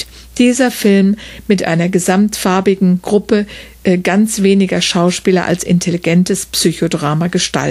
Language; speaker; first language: German; native; German